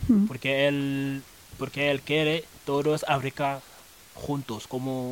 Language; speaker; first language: Spanish; non-native, learner; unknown